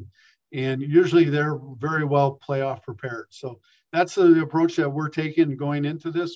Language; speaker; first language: English; native; English